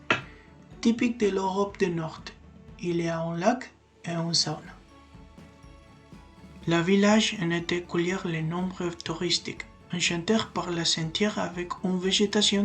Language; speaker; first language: French; non-native, learner; Spanish